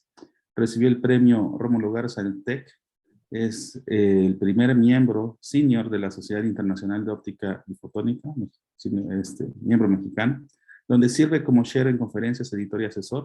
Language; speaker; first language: Spanish; native; Spanish